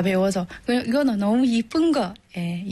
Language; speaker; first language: Korean; non-native, learner; Burmese